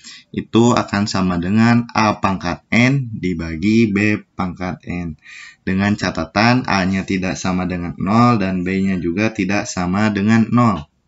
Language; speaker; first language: Indonesian; native; Indonesian